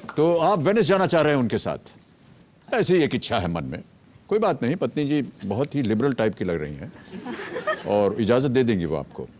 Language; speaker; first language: Hindi; native; Hindi